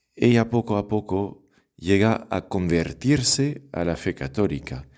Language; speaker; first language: Spanish; non-native, fluent; French